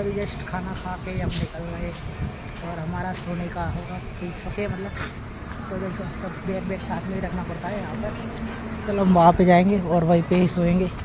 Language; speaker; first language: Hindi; non-native, local second language; Gujarati